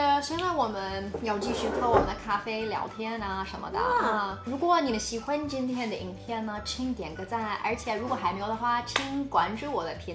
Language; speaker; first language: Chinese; non-native, fluent; English